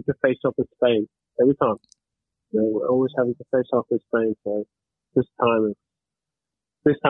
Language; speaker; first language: English; native; English